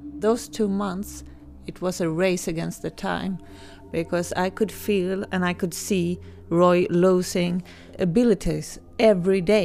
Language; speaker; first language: English; non-native, fluent; Swedish